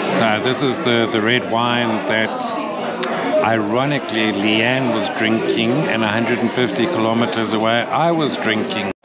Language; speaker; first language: English; native; English